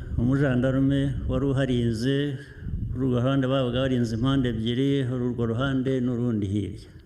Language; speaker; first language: Kinyarwanda; early bilingual, heritage; Kinyarwanda